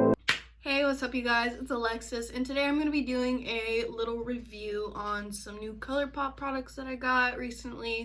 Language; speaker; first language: English; native; English